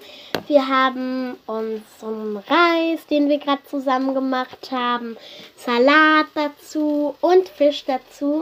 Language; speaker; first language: German; early bilingual, other home language; Arabic